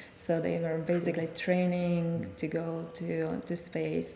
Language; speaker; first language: English; non-native, fluent; Hungarian